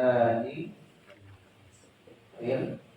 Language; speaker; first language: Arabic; non-native, learner; Indonesian